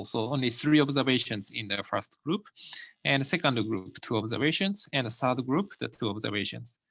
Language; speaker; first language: English; non-native, fluent; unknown